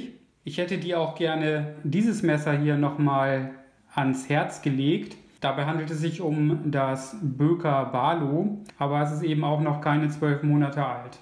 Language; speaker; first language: German; native; German